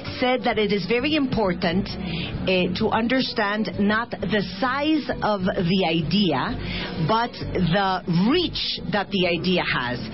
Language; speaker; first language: English; non-native, fluent; Spanish